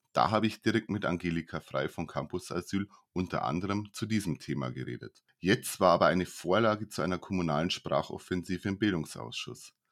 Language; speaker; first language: German; native; German